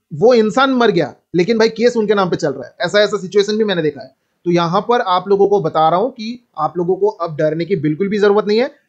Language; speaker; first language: Hindi; native; Hindi